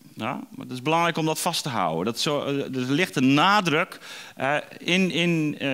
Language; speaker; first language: Dutch; native; Dutch